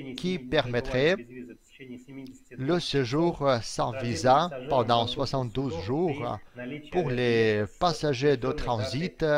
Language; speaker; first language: French; non-native, fluent; Russian